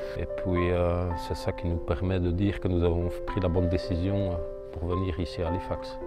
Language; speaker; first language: French; native; French